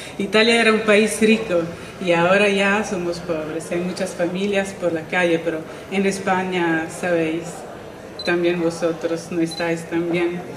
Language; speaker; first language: Spanish; non-native, fluent; Italian